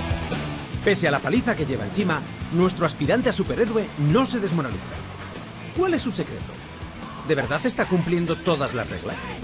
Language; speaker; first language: Spanish; native; Spanish